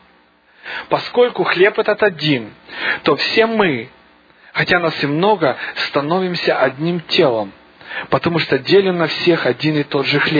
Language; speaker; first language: Russian; native; Russian